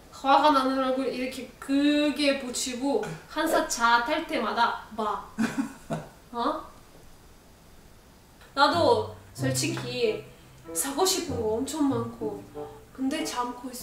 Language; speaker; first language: Korean; non-native, fluent; Russian